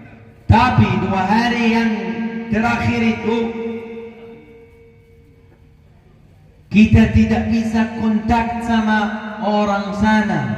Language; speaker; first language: Indonesian; non-native, fluent; Arabic